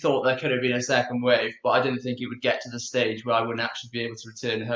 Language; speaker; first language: English; native; English